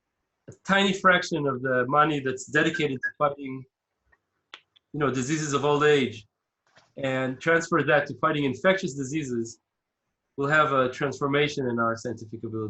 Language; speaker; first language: English; non-native, fluent; Hebrew